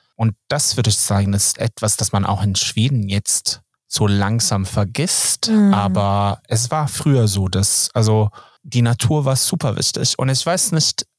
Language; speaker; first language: German; non-native, fluent; Swedish